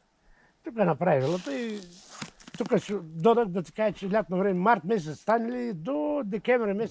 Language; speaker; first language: Bulgarian; native; Bulgarian